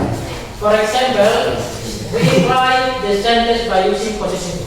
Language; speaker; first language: English; non-native, learner; Indonesian